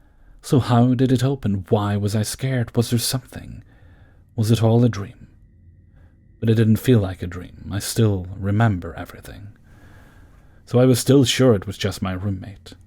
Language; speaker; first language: English; native; English